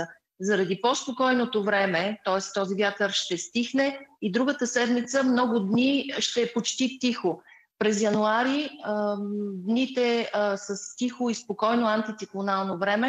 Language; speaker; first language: Bulgarian; native; Bulgarian